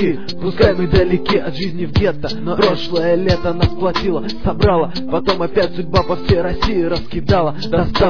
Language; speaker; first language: Russian; native; Russian